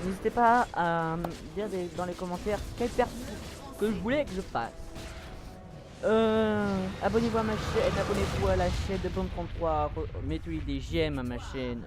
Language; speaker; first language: French; native; French